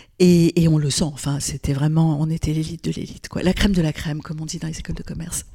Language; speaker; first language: French; non-native, local second language; Arabic